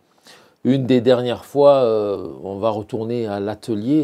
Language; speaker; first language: French; native; French